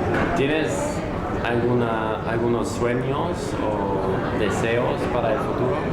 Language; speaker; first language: Spanish; non-native, fluent; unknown